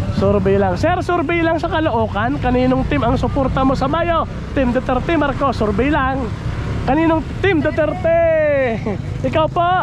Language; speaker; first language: Filipino; native; Filipino